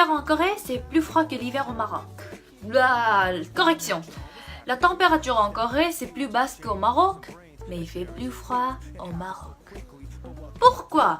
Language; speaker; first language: French; non-native, fluent; Korean